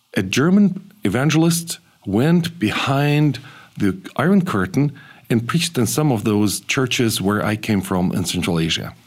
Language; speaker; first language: English; early bilingual, other home language; German